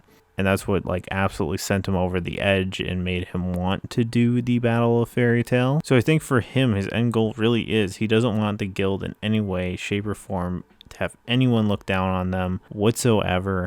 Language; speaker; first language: English; native; English